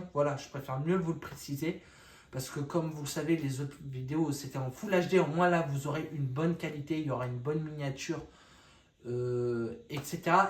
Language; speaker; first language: French; native; French